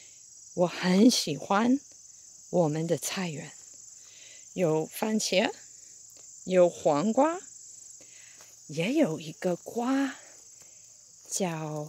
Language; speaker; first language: Chinese; non-native, fluent; English